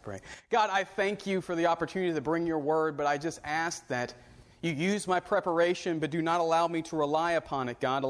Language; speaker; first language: English; native; English